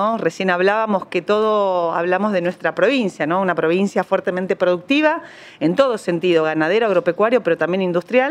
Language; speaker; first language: Spanish; native; Spanish